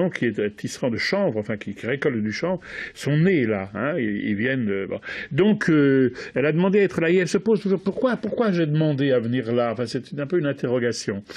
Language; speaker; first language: French; native; French